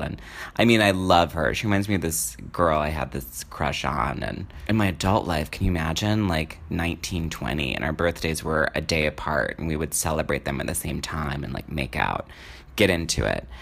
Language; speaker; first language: English; native; English